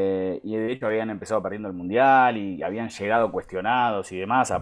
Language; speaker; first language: Spanish; native; Spanish